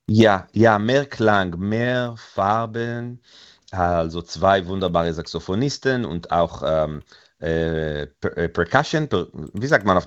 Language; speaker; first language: German; non-native, fluent; Hebrew